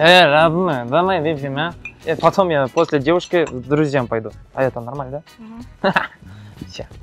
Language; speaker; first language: Russian; non-native, local second language; Kazakh